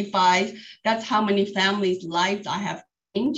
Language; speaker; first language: English; non-native, local second language; Cantonese